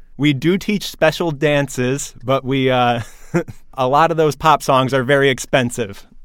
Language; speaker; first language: English; native; English